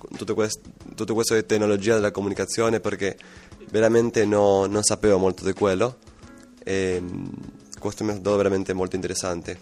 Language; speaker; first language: Italian; non-native, learner; Spanish